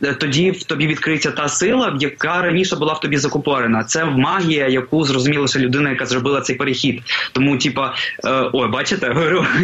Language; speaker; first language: Ukrainian; non-native, local second language; Russian